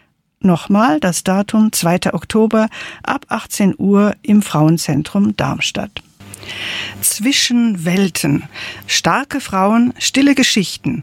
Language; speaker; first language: German; native; German